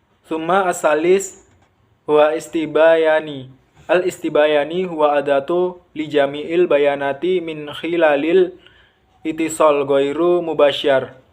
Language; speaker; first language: Arabic; non-native, learner; Indonesian